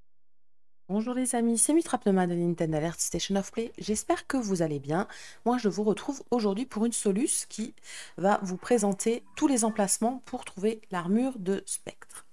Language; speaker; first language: French; native; French